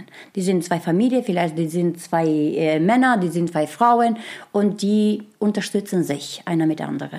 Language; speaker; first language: German; non-native, learner; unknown